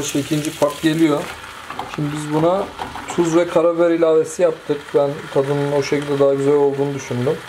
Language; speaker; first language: Turkish; native; Turkish